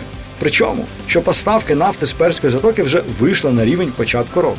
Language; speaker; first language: Ukrainian; native; Ukrainian